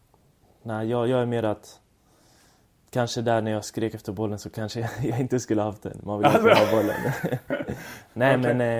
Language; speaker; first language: Swedish; early bilingual, other home language; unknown